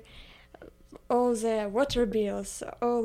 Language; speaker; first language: English; non-native, fluent; Ukrainian